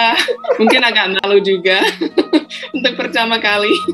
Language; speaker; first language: Indonesian; non-native, fluent; English